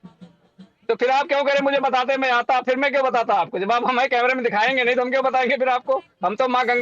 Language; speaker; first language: Hindi; native; Hindi